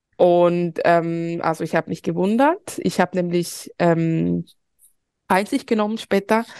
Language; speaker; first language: German; early bilingual, other home language; Spanish